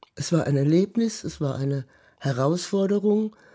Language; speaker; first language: German; native; German